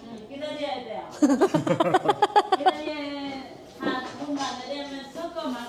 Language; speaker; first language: Korean; non-native, learner; Vietnamese